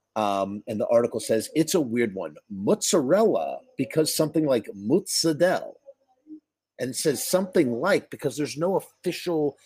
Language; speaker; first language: English; native; English